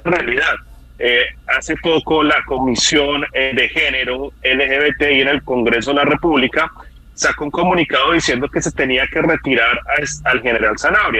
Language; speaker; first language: Spanish; native; Spanish